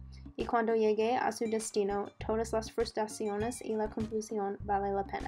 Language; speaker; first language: Spanish; non-native, learner; English